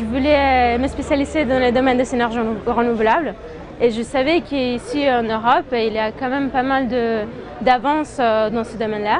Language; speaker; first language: French; non-native, fluent; Spanish